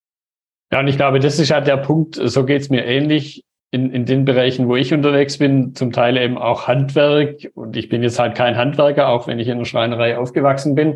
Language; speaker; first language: German; native; German